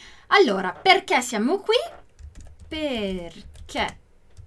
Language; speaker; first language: Italian; non-native, fluent; Portuguese